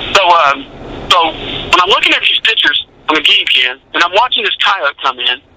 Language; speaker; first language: English; native; English